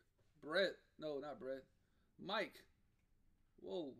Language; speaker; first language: English; native; English